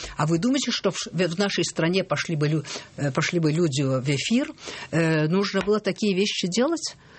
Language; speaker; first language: Russian; early bilingual, heritage; Russian